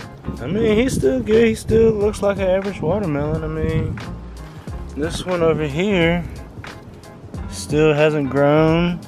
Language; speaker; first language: English; native; English